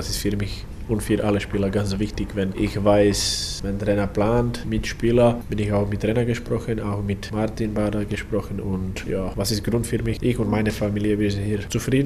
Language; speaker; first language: German; non-native, learner; Slovak